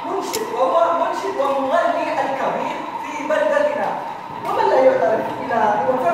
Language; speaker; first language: Arabic; non-native, learner; Indonesian